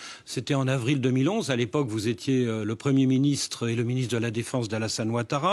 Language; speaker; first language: French; native; French